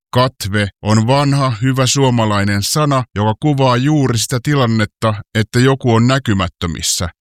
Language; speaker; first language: Finnish; native; Finnish